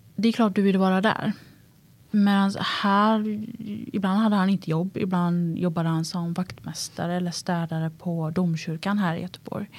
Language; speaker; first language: Swedish; early bilingual, other home language; Tigrinya